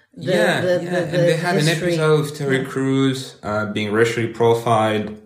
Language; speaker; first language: English; non-native, fluent; French